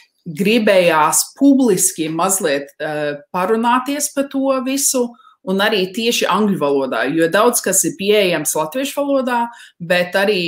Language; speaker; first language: Latvian; early bilingual, heritage; Latvian